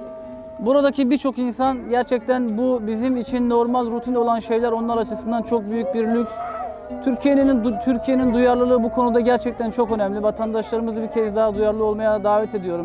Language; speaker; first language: Turkish; native; Turkish